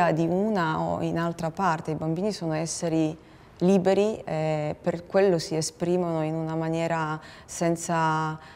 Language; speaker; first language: Italian; non-native, fluent; Polish